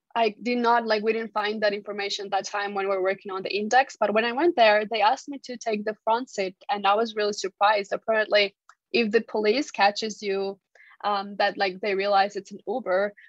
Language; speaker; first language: English; non-native, fluent; Georgian